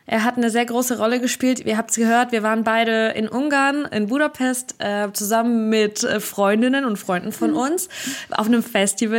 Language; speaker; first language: German; early bilingual, other home language; Russian